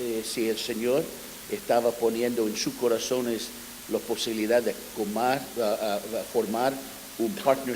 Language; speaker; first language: Spanish; non-native, fluent; English